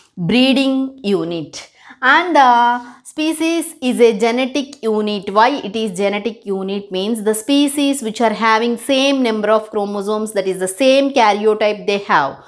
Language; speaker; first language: English; non-native, local second language; Telugu